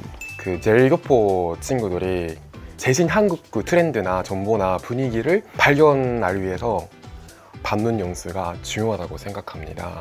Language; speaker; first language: Korean; non-native, fluent; Japanese